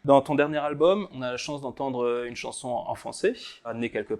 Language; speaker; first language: French; native; French